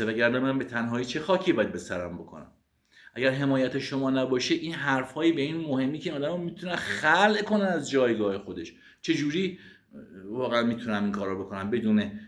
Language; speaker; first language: Persian; native; Persian